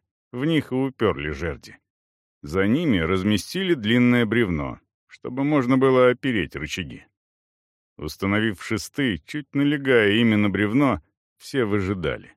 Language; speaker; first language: Russian; native; Russian